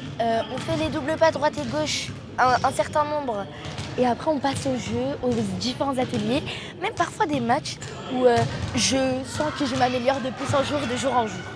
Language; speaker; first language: French; native; French